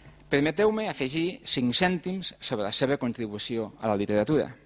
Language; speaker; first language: Catalan; native; Catalan